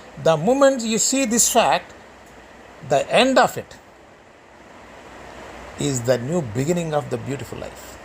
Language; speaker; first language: English; non-native, local second language; Telugu